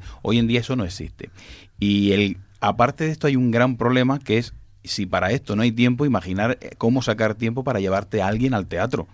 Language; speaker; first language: Spanish; native; Spanish